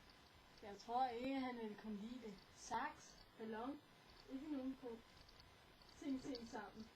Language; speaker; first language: Danish; native; Danish